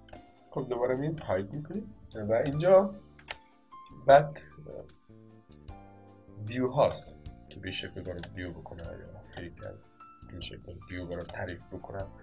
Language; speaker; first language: Persian; native; Persian